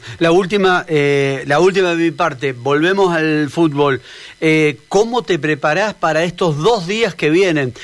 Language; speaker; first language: Spanish; native; Spanish